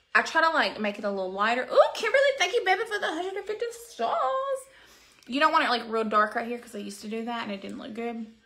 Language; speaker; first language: English; native; English